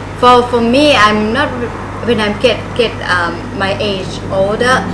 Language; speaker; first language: English; non-native, learner; Thai